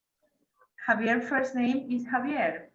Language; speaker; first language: English; non-native, fluent; Spanish